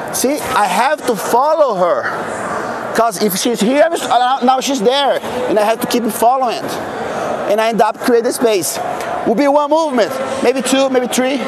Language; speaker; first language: English; non-native, fluent; Portuguese